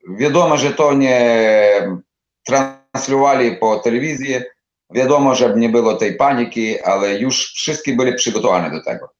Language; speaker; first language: Polish; non-native, learner; Ukrainian